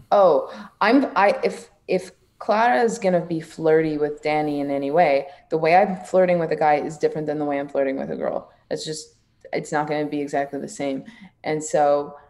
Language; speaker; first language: English; native; English